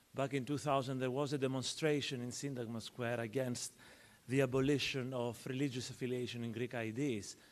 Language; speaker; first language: English; non-native, fluent; Albanian